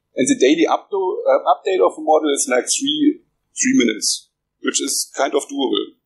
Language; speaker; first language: English; non-native, fluent; German